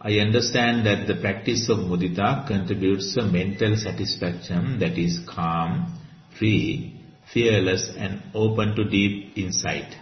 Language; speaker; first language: English; non-native, local second language; Sinhala